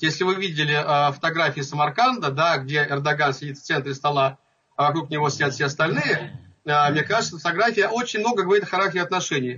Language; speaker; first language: Russian; native; Russian